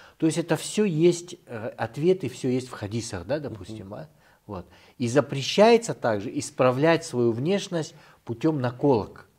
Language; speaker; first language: Russian; non-native, local second language; Kyrgyz